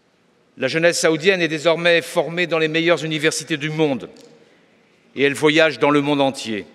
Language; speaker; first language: French; native; French